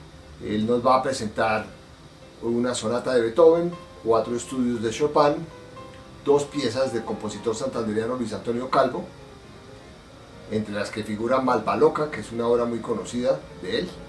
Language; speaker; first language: Spanish; native; Spanish